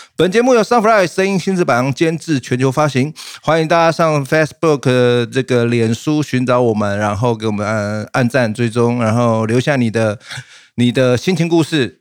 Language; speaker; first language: Chinese; non-native, fluent; Cantonese